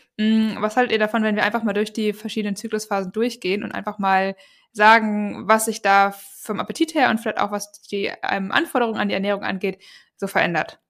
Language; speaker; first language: German; native; German